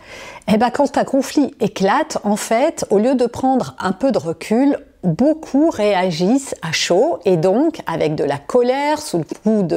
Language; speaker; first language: French; native; French